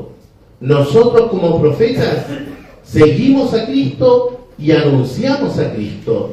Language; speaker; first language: Spanish; native; Spanish